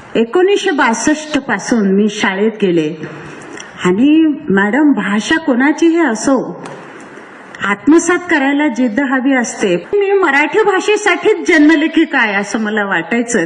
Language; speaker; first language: Marathi; non-native, local second language; Urdu